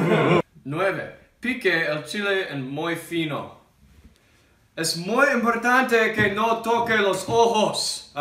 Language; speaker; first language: Spanish; non-native, learner; English